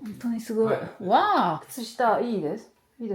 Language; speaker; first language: Japanese; non-native, learner; French